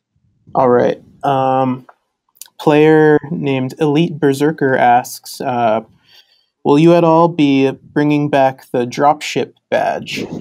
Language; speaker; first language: English; native; English